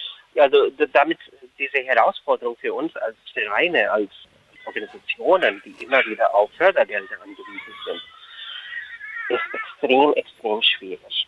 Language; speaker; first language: German; non-native, fluent; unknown